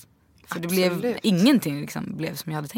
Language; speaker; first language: Swedish; native; Swedish